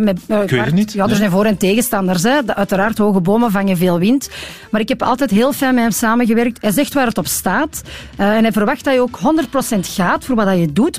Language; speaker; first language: Dutch; native; Dutch